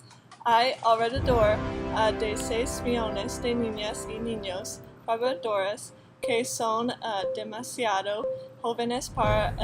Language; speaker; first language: Spanish; non-native, learner; English